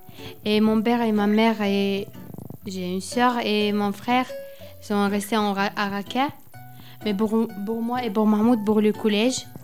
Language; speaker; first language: French; non-native, learner; Arabic